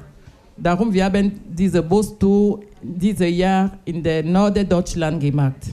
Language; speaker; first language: German; non-native, learner; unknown